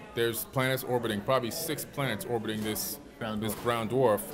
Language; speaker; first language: English; native; English